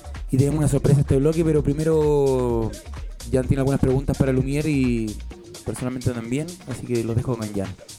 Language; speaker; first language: Spanish; native; Spanish